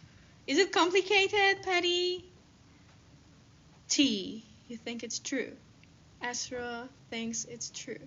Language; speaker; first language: English; non-native, fluent; Persian